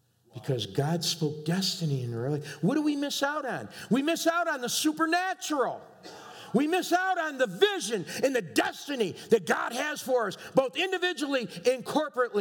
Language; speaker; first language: English; native; English